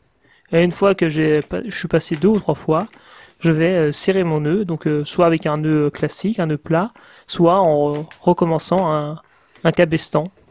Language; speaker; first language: French; native; French